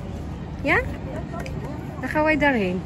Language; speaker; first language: Dutch; non-native, learner; Filipino